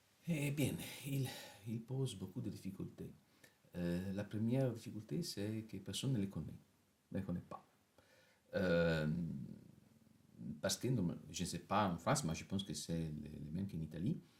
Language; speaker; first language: French; non-native, fluent; Italian